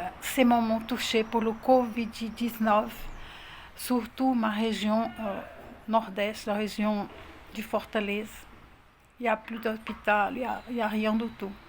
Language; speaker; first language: French; non-native, fluent; Portuguese